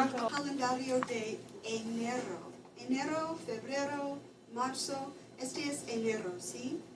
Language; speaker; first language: Spanish; non-native, fluent; English